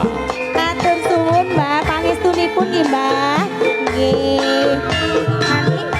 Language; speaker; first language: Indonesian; non-native, local second language; Javanese